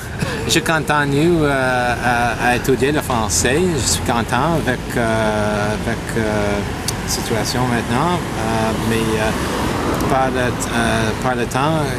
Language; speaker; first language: French; non-native, learner; English